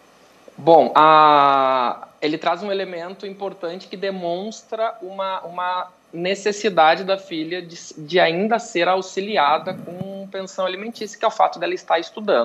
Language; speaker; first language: Portuguese; native; Portuguese